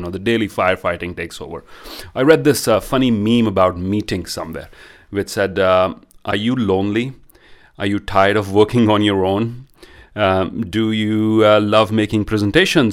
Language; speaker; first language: English; non-native, local second language; Punjabi